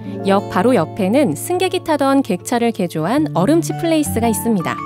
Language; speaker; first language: Korean; native; Korean